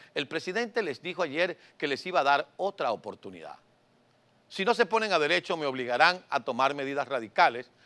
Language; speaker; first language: Spanish; native; Spanish